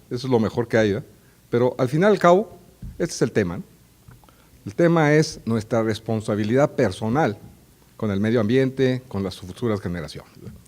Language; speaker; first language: Spanish; native; Spanish